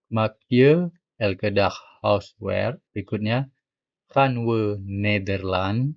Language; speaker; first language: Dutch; non-native, learner; Indonesian